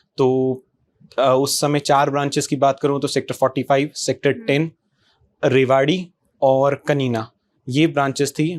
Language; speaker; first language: Hindi; native; Hindi